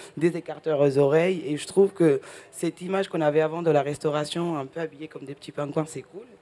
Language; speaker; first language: French; early bilingual, other home language; Spanish